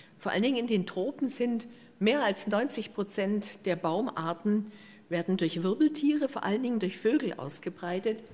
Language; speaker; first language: German; native; German